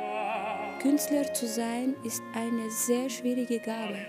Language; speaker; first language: German; non-native, fluent; Bulgarian